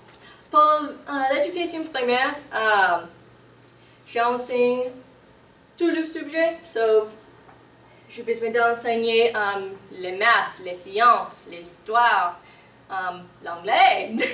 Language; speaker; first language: French; non-native, learner; English